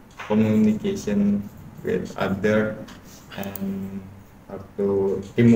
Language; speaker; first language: English; non-native, learner; Indonesian